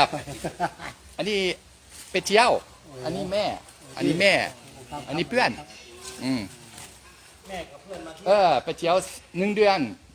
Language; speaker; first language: Thai; non-native, learner; French